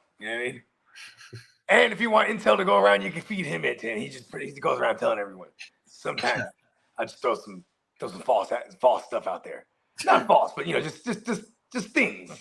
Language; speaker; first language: English; native; English